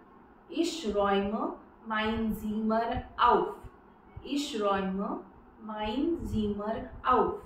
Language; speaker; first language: German; non-native, fluent; Marathi